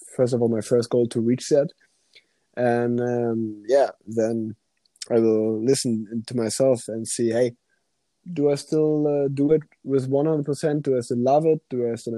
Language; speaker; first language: English; non-native, fluent; German